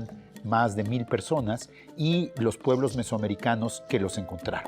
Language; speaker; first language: Spanish; native; Spanish